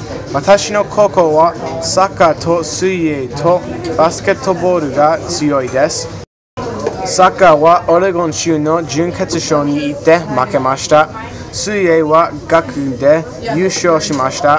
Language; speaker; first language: Japanese; non-native, learner; English